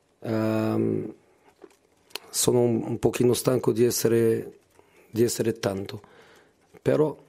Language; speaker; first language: Italian; non-native, fluent; Portuguese